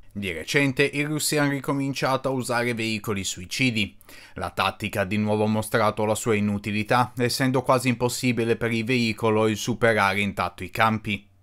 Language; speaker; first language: Italian; native; Italian